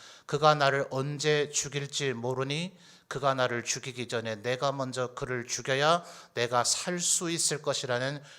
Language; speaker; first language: Korean; native; Korean